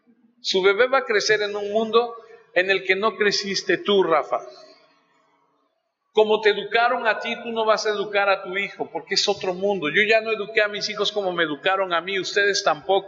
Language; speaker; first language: Spanish; native; Spanish